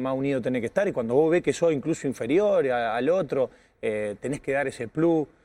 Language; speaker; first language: Spanish; native; Spanish